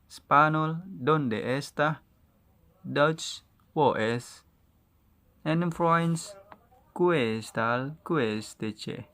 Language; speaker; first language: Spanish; non-native, learner; Indonesian